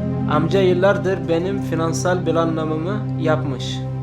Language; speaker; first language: Turkish; non-native, learner; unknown